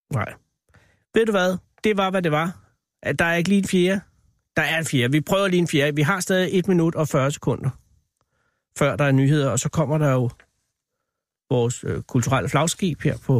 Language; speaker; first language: Danish; native; Danish